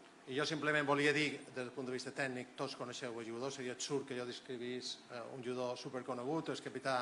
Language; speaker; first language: Catalan; native; Catalan